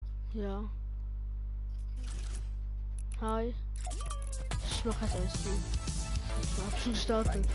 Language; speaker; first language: German; native; German